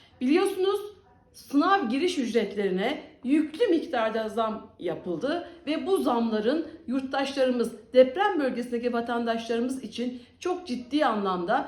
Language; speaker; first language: Turkish; native; Turkish